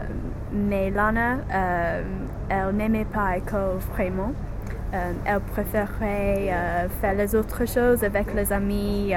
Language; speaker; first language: French; non-native, learner; English